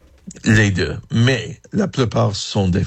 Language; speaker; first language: French; non-native, fluent; English